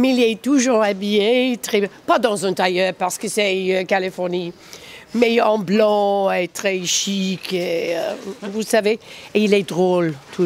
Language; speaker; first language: French; non-native, fluent; English